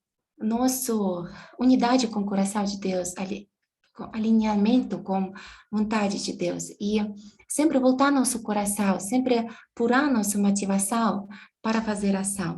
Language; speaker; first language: Portuguese; non-native, fluent; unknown